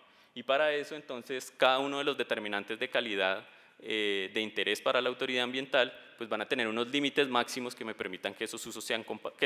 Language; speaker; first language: Spanish; native; Spanish